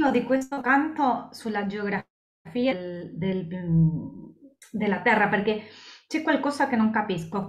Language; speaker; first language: Italian; non-native, fluent; Spanish